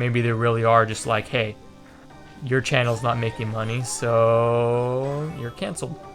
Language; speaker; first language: English; native; English